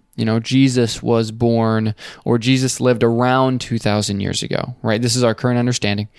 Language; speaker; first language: English; native; English